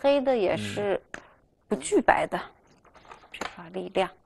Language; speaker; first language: Chinese; native; Chinese